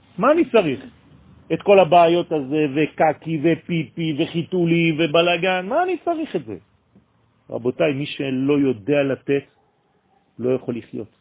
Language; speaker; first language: Hebrew; non-native, fluent; French